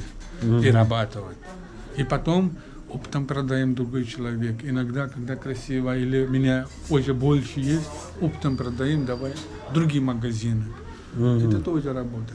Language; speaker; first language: Russian; non-native, learner; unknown